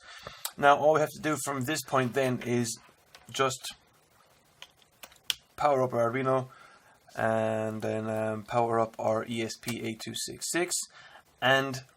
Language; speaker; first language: English; native; English